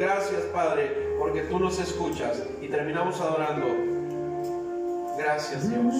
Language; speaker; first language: Spanish; native; Spanish